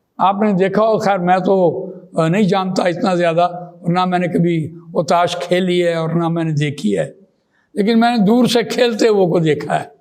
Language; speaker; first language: Urdu; non-native, local second language; Punjabi